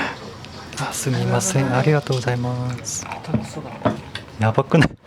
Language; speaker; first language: Japanese; non-native, fluent; Korean